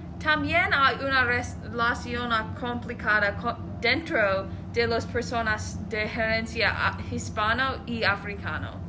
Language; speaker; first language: Spanish; non-native, learner; English